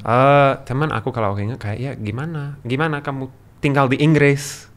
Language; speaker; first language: Indonesian; non-native, learner; English